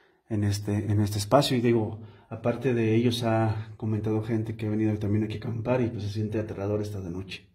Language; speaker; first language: Spanish; native; Spanish